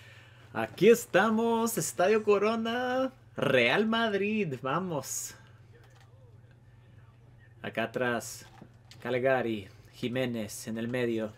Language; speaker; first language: Spanish; early bilingual, heritage; Spanish